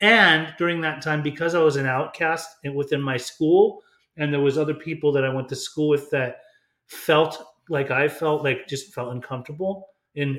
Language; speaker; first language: English; early bilingual, other home language; German